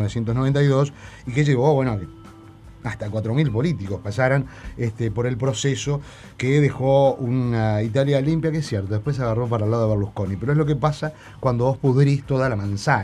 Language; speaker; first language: Spanish; native; Spanish